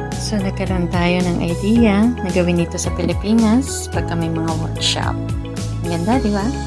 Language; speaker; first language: Filipino; native; Filipino